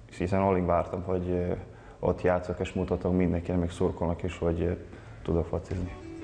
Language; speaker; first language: Hungarian; non-native, local second language; Serbian